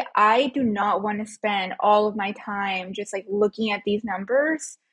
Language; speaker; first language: English; early bilingual, other home language; Spanish